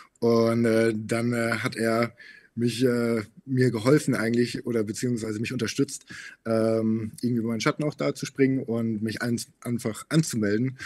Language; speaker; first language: German; native; German